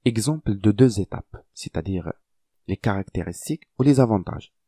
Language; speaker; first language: French; non-native, local second language; Arabic